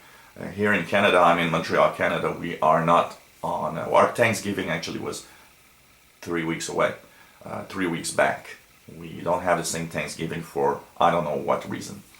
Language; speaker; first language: English; non-native, local second language; French